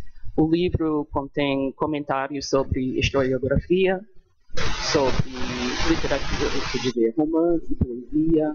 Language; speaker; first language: Portuguese; non-native, fluent; English